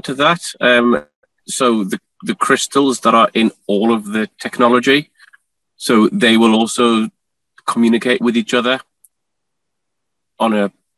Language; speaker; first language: English; native; English